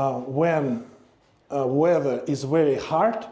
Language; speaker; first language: English; non-native, learner; Russian